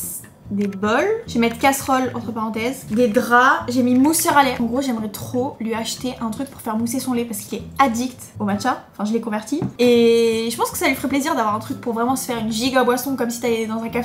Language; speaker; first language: French; native; French